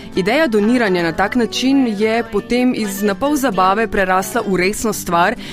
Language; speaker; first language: Slovenian; non-native, fluent; Spanish